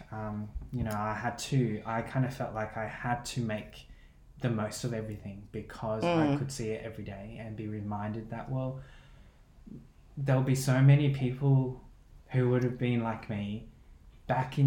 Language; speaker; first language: English; native; English